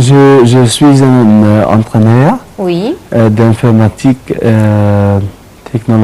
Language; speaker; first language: French; non-native, learner; Arabic